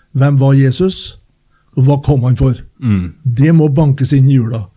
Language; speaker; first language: Norwegian; native; Norwegian